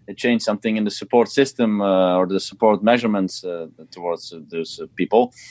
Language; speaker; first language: English; non-native, fluent; Dutch